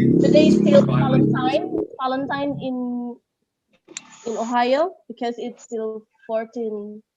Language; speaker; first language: English; non-native, learner; Indonesian